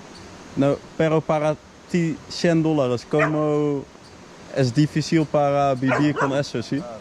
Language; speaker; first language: Spanish; non-native, learner; Dutch